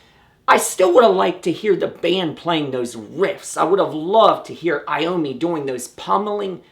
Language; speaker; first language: English; native; English